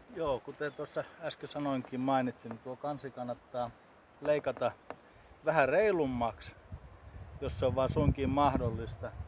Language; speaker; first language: Finnish; native; Finnish